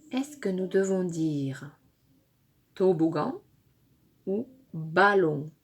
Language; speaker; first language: French; native; French